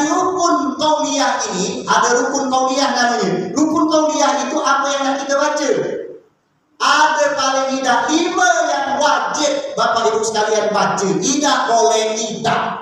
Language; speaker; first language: Indonesian; native; Indonesian